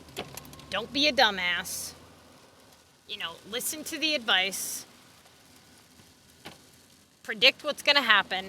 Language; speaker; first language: English; native; English